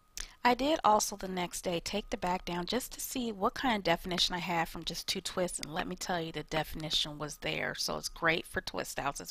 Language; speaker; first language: English; native; English